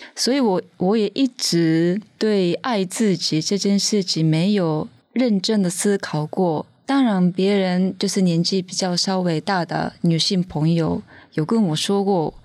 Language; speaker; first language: Chinese; non-native, fluent; Japanese